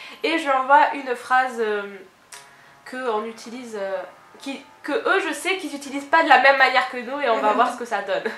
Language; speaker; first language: French; native; French